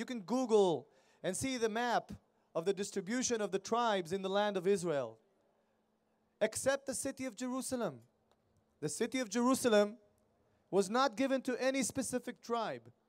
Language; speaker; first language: English; non-native, fluent; Hebrew